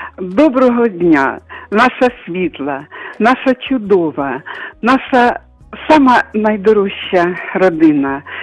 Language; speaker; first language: Ukrainian; non-native, local second language; Russian